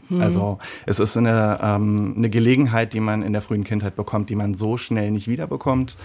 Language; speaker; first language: German; native; German